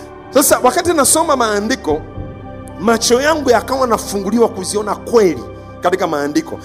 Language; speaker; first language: Swahili; non-native, local second language; Masai